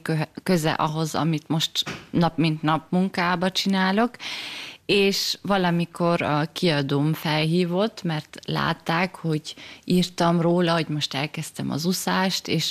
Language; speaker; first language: Hungarian; early bilingual, heritage; German